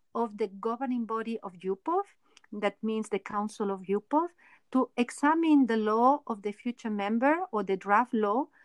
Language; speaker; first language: English; non-native, fluent; Spanish